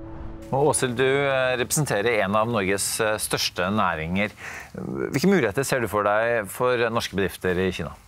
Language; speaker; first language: Norwegian; native; Norwegian